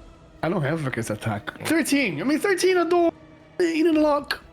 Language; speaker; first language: English; native; English